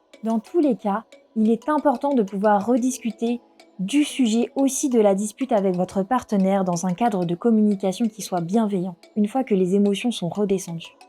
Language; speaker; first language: French; native; French